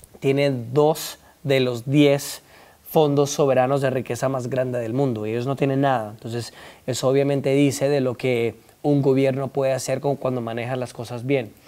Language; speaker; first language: Spanish; early bilingual, heritage; Spanish